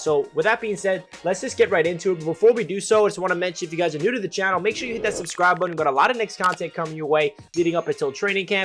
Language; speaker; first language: English; native; English